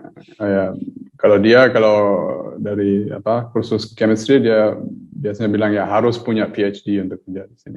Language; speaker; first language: Indonesian; early bilingual, heritage; German